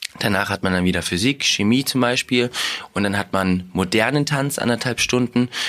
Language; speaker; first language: German; early bilingual, other home language; Russian